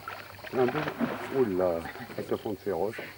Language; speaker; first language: French; native; French